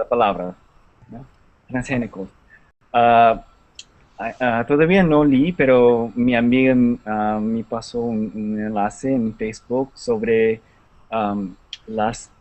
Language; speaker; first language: Spanish; non-native, learner; English